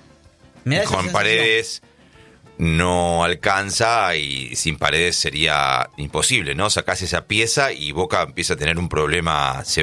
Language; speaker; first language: Spanish; native; Spanish